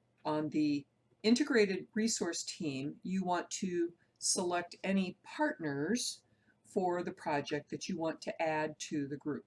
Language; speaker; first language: English; native; English